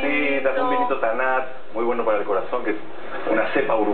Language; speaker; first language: Spanish; native; Spanish